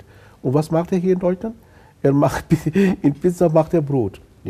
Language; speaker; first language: German; non-native, fluent; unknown